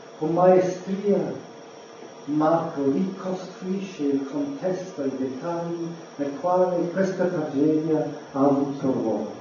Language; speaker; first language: Italian; non-native, fluent; English